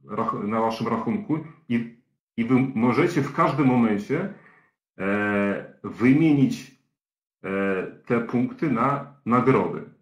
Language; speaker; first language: Polish; native; Polish